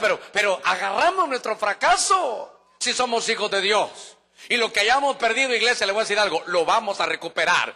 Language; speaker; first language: Spanish; native; Spanish